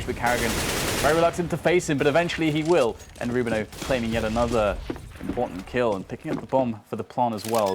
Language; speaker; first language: English; native; English